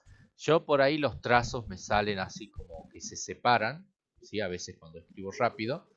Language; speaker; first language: Spanish; native; Spanish